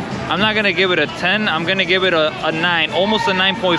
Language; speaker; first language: English; native; English